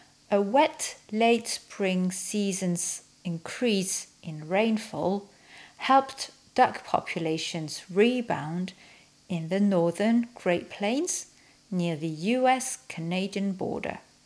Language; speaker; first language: English; non-native, fluent; French